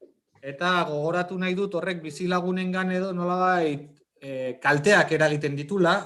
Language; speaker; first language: Basque; native; Basque